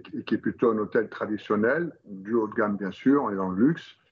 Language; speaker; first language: French; native; French